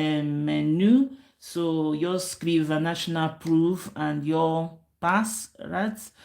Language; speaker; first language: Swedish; non-native, learner; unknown